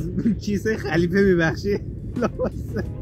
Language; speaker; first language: Persian; native; Persian